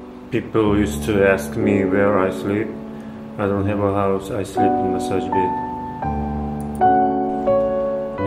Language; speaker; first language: English; non-native, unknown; Korean